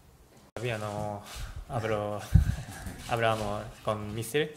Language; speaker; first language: Spanish; non-native, learner; Japanese